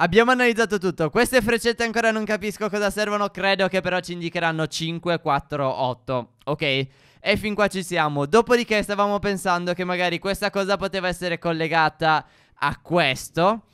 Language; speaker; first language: Italian; native; Italian